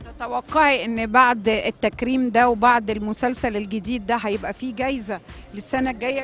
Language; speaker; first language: Arabic; native; Arabic